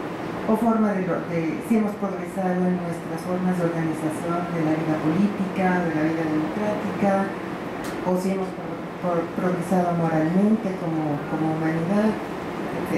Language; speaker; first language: Spanish; native; Spanish